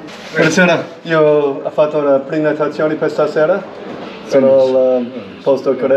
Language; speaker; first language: Italian; early bilingual, heritage; English